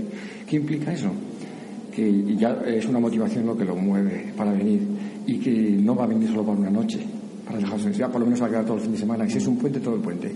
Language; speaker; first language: Spanish; native; Spanish